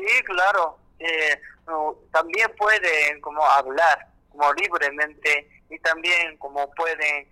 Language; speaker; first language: Spanish; non-native, learner; Korean